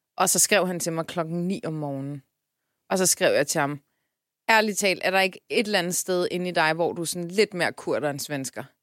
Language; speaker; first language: Danish; early bilingual, other home language; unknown